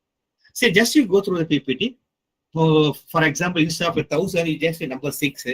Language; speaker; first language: English; non-native, local second language; Tamil